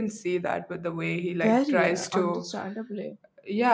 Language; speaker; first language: English; non-native, local second language; Arabic